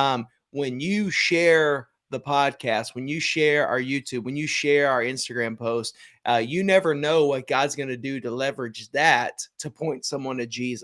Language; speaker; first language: English; native; English